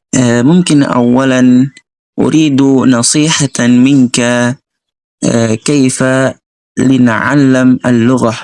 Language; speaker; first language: Arabic; non-native, learner; Indonesian